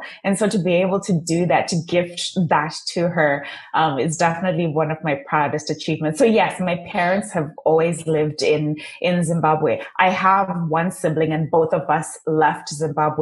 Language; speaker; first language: English; non-native, local second language; Shona